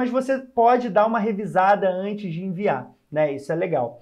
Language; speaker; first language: Portuguese; native; Portuguese